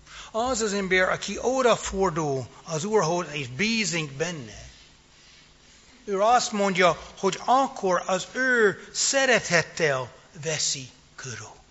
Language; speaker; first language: Hungarian; non-native, fluent; English